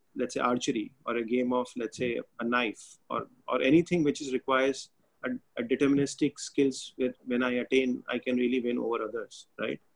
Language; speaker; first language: English; non-native, local second language; Hindi